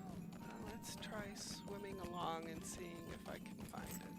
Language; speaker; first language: English; native; English